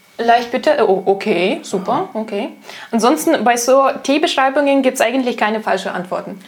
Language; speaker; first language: German; non-native, fluent; Russian